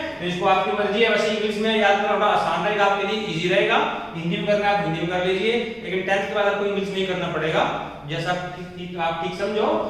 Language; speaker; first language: Hindi; native; Hindi